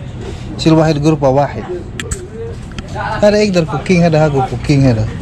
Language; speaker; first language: Arabic; non-native, learner; Indonesian